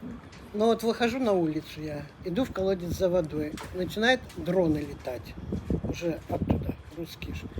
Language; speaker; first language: Russian; native; Russian